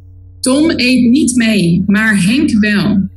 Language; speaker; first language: Dutch; non-native, learner; Spanish